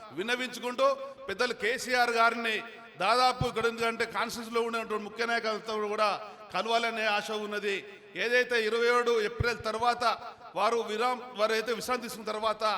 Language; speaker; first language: Telugu; native; Telugu